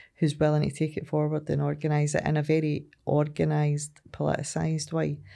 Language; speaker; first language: English; native; English